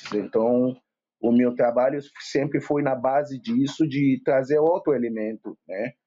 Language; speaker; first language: Portuguese; non-native, fluent; Yoruba